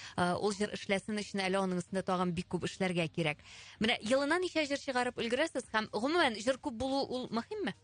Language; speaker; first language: Tatar; native; Tatar